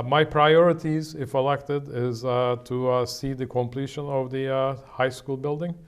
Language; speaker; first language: English; non-native, fluent; Turkish